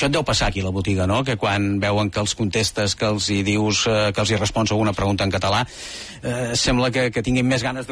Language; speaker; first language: Catalan; native; Catalan